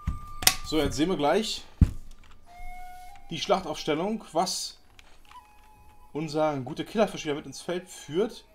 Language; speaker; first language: German; native; German